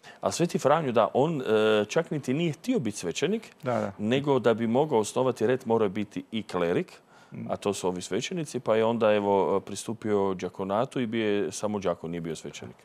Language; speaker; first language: Croatian; native; Croatian